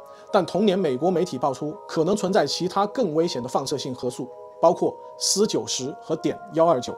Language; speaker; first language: Chinese; native; Chinese